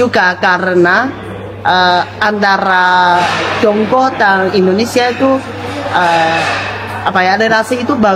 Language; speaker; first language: Indonesian; non-native, fluent; Chinese